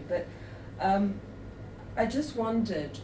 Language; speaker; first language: English; non-native, local second language; Ganda